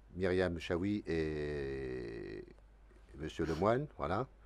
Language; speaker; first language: French; native; French